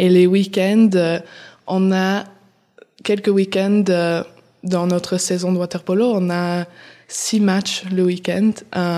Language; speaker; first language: French; early bilingual, heritage; English